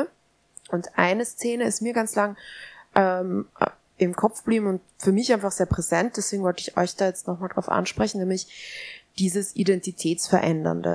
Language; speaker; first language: German; native; German